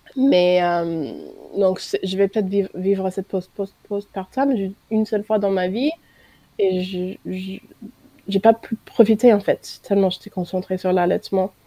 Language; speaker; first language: French; non-native, fluent; English